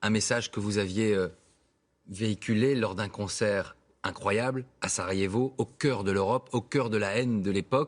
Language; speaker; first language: French; native; French